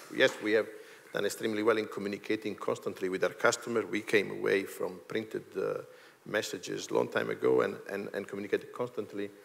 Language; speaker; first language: English; non-native, fluent; Italian